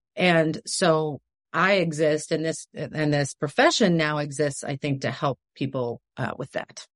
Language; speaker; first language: English; native; English